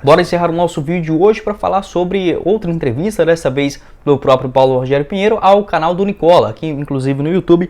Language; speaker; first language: Portuguese; native; Portuguese